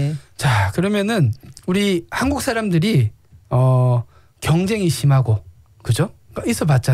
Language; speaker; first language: Korean; native; Korean